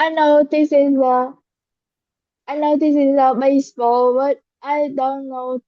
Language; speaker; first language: English; non-native, learner; Vietnamese